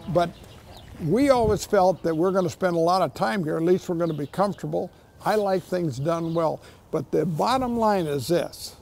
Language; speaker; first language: English; native; English